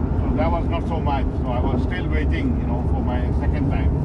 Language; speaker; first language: English; non-native, fluent; Thai